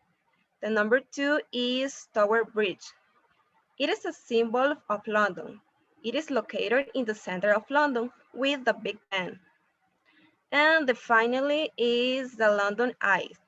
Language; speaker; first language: English; non-native, learner; Spanish